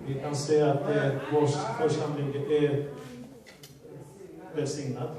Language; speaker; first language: Swedish; non-native, fluent; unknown